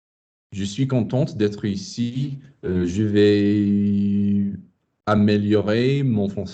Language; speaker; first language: French; non-native, learner; English